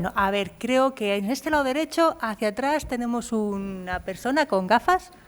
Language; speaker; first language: Spanish; native; Spanish